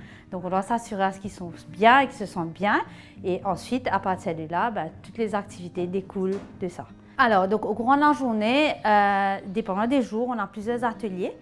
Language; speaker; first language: French; native; French